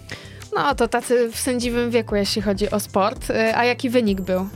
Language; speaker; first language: Polish; native; Polish